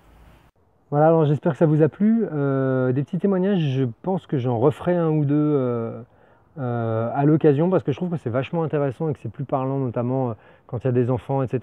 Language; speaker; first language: French; native; French